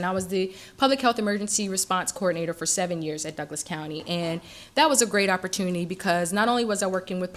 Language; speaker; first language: English; native; English